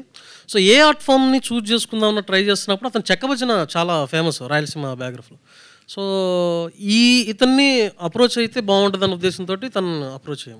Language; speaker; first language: Telugu; native; Telugu